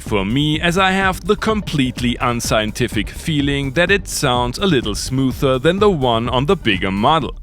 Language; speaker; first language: English; non-native, fluent; German